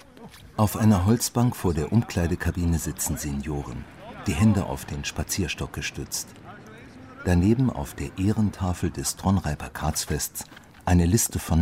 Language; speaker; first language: German; native; German